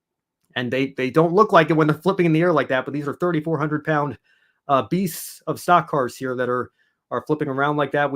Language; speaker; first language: English; native; English